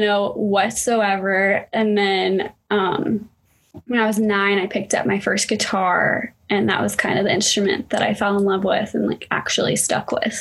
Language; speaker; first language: English; native; English